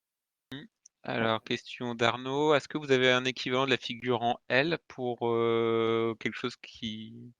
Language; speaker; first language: French; native; French